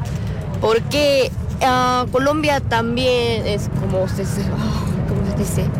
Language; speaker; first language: Spanish; non-native, learner; Korean